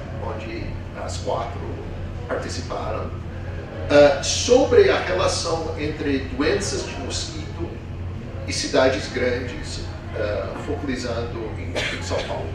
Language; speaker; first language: Portuguese; non-native, fluent; English